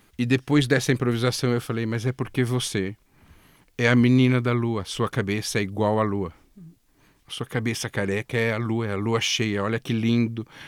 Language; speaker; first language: Portuguese; native; Portuguese